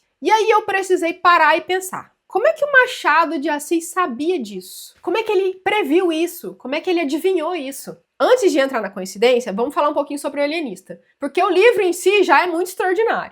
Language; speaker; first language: Portuguese; native; Portuguese